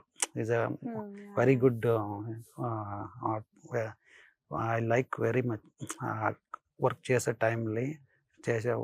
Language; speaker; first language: Telugu; non-native, learner; Kannada